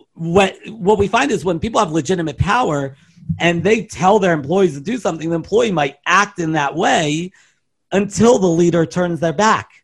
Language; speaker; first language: English; native; English